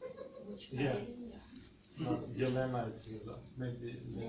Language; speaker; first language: English; non-native, learner; Russian